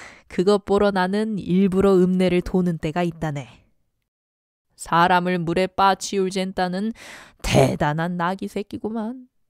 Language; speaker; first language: Korean; native; Korean